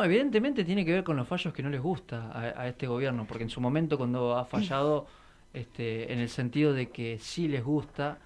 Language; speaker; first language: Spanish; native; Spanish